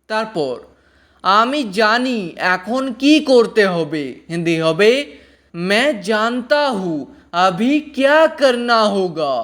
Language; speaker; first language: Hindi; non-native, local second language; Bangla